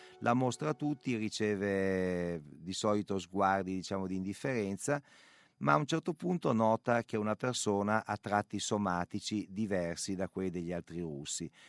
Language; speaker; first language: Italian; native; Italian